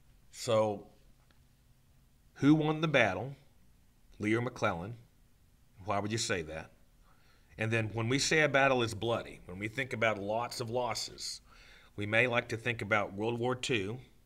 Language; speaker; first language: English; native; English